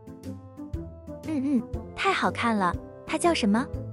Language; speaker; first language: Chinese; non-native, learner; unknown